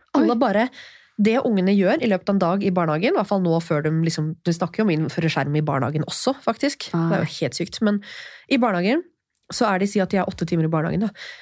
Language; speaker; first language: Norwegian; native; Norwegian